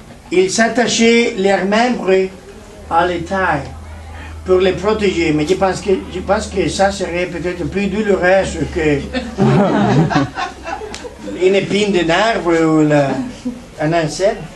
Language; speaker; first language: French; non-native, learner; Spanish